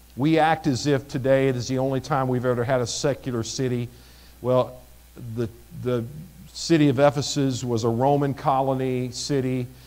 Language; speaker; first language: English; native; English